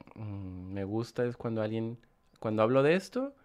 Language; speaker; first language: Spanish; native; Spanish